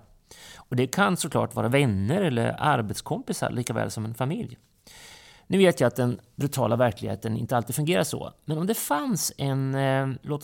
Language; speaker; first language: Swedish; native; Swedish